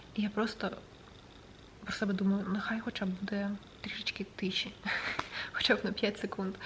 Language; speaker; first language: Ukrainian; non-native, local second language; Russian